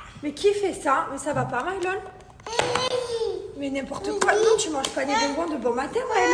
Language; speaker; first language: French; native; French